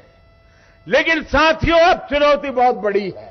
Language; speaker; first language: Hindi; non-native, local second language; Gujarati